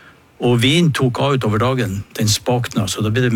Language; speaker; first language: Norwegian; native; Norwegian